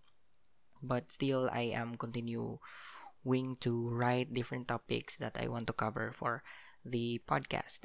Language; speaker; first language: English; non-native, local second language; Cebuano